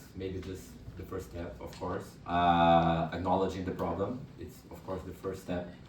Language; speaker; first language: English; non-native, fluent; Portuguese